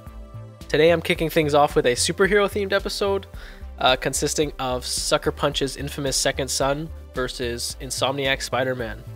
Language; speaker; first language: English; native; English